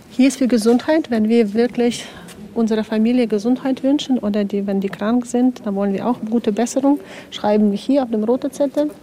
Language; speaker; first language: German; non-native, fluent; Ukrainian